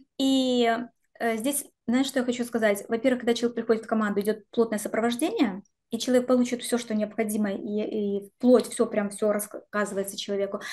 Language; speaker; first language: Russian; native; Russian